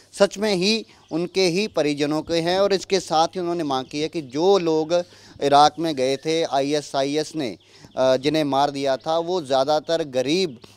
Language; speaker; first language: Hindi; non-native, local second language; Punjabi